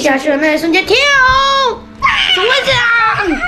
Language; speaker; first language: Chinese; native; Chinese